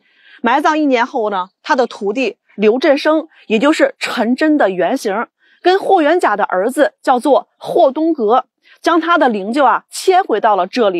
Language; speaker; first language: Chinese; native; Chinese